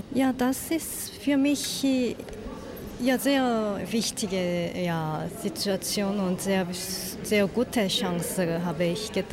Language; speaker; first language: German; non-native, fluent; Korean